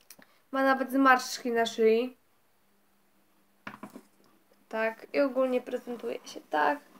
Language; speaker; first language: Polish; native; Polish